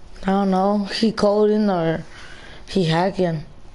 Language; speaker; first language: English; early bilingual, other home language; Spanish